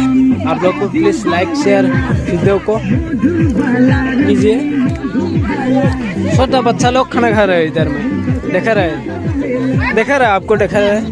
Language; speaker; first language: Hindi; non-native, local second language; Assamese